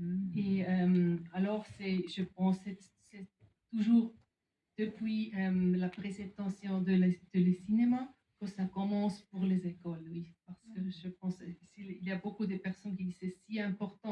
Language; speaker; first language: French; non-native, fluent; German